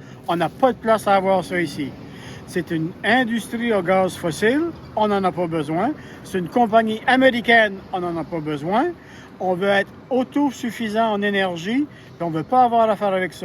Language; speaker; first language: French; native; French